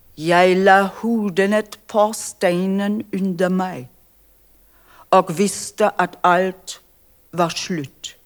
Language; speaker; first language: Norwegian; non-native, learner; German